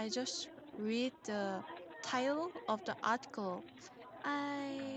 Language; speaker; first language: English; non-native, learner; Korean